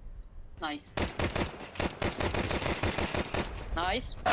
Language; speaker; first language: English; non-native, learner; Russian